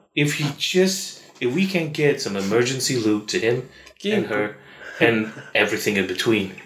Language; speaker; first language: English; non-native, local second language; Malay